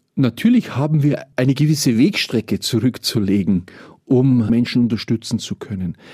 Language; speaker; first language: German; native; German